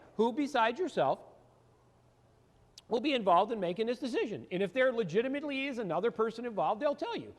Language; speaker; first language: English; native; English